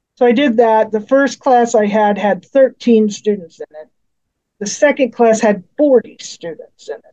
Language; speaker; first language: English; native; English